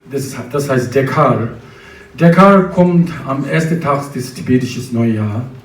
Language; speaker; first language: German; non-native, fluent; Tibetan